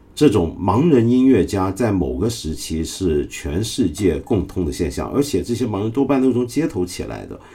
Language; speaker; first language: Chinese; non-native, local second language; Cantonese